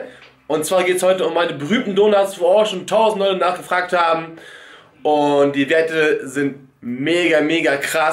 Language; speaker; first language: German; native; German